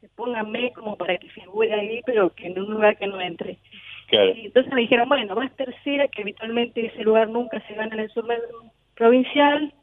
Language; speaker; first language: Spanish; native; Spanish